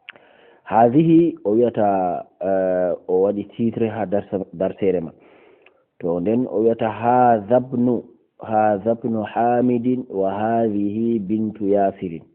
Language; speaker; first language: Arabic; non-native, fluent; Fula